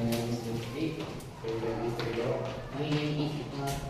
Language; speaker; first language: English; non-native, learner; Indonesian